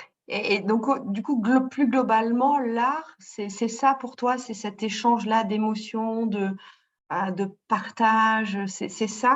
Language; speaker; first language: French; native; French